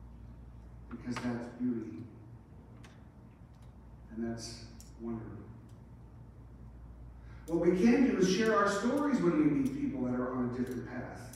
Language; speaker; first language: English; native; English